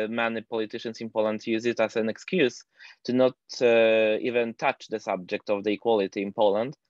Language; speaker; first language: English; non-native, fluent; Polish